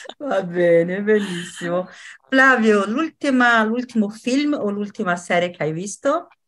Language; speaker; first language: Italian; non-native, fluent; Portuguese